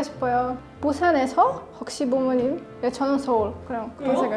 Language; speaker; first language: Korean; non-native, learner; Polish